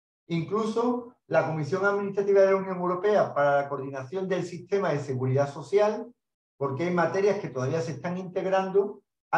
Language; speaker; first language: Spanish; native; Spanish